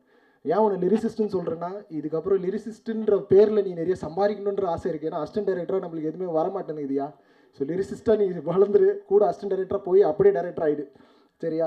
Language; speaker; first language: Tamil; native; Tamil